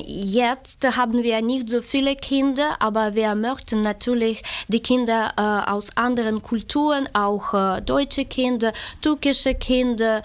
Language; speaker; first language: German; non-native, fluent; Ukrainian